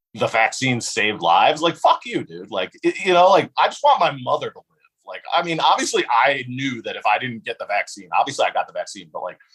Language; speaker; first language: English; native; English